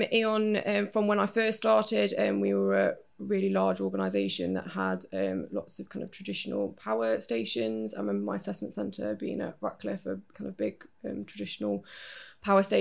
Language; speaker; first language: English; native; English